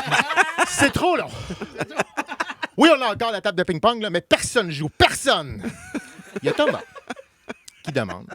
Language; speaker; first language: French; native; French